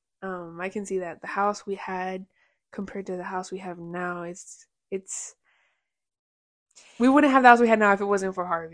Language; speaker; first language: English; early bilingual, other home language; Spanish